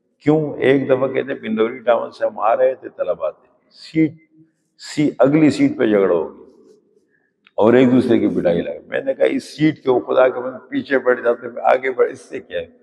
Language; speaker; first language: Urdu; native; Urdu